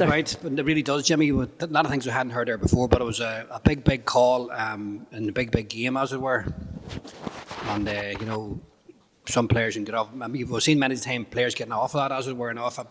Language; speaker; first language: English; native; English